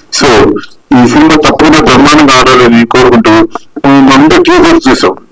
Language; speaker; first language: Telugu; native; Telugu